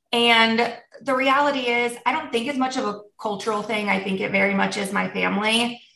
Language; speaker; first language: English; early bilingual, other home language; Polish